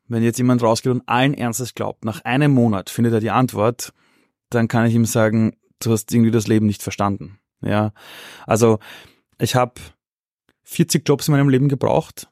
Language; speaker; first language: German; early bilingual, other home language; Persian